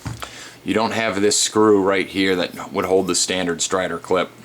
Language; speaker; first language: English; native; English